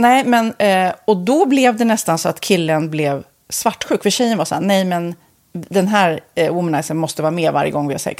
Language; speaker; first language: Swedish; native; Swedish